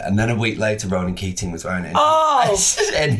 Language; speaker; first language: English; native; English